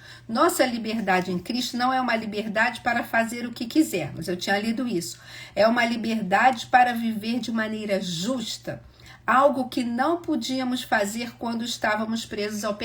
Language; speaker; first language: Portuguese; native; Portuguese